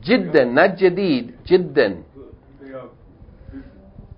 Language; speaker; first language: Arabic; non-native, fluent; English